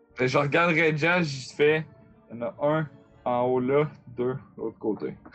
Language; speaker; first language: French; native; French